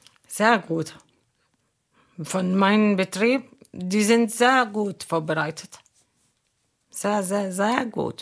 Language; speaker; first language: German; non-native, learner; Arabic